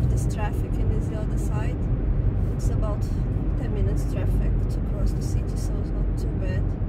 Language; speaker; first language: English; non-native, learner; Portuguese